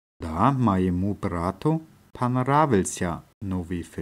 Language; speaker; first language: Russian; non-native, learner; German